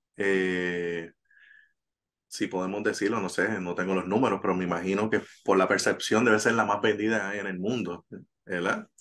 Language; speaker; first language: Spanish; native; Spanish